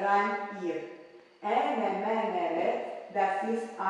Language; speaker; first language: German; non-native, fluent; Ukrainian